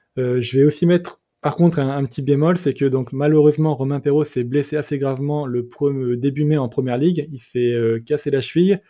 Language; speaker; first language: French; native; French